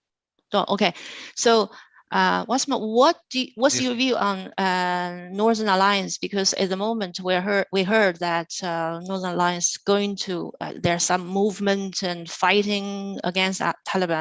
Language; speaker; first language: English; non-native, fluent; Chinese